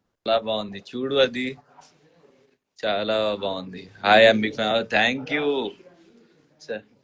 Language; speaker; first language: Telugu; non-native, learner; Hindi